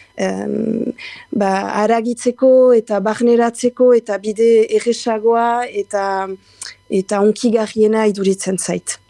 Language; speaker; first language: Basque; native; Basque